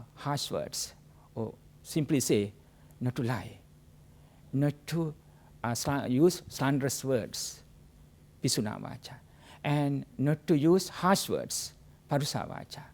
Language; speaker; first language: English; non-native, local second language; Sinhala